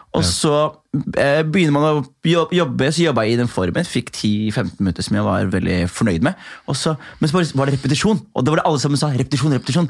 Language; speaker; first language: Norwegian; native; Norwegian